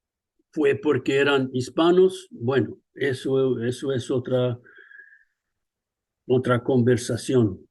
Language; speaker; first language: Spanish; early bilingual, other home language; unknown